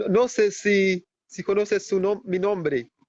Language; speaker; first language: Spanish; non-native, fluent; Haitian Creole